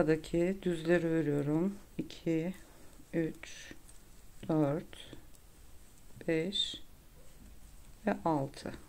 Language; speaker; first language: Turkish; native; Turkish